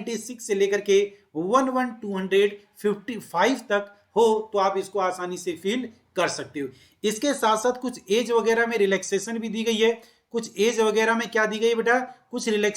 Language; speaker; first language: Hindi; native; Hindi